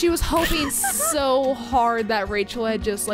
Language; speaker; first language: English; native; English